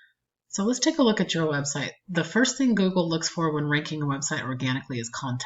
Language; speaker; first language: English; native; English